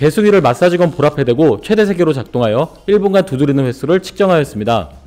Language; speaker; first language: Korean; native; Korean